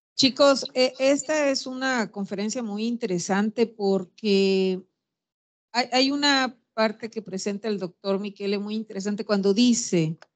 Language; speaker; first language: Spanish; native; Spanish